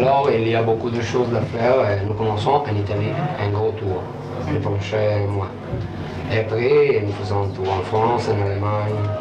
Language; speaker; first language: French; non-native, learner; Italian